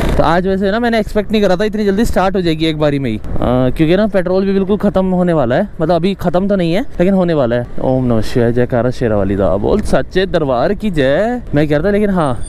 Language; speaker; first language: Hindi; native; Hindi